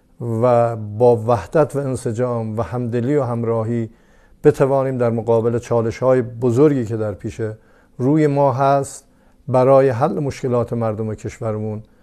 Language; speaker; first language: Persian; non-native, local second language; Azerbaijani